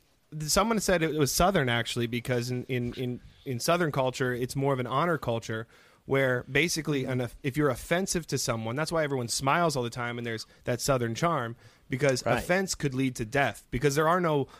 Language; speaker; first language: English; native; English